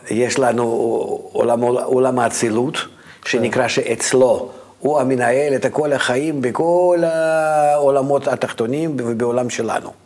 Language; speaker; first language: Hebrew; non-native, fluent; Russian